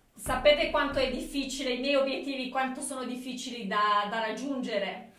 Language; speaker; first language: Italian; non-native, fluent; Romanian